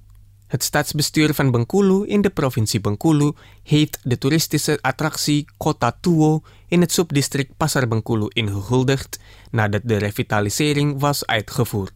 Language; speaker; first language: Dutch; non-native, fluent; Indonesian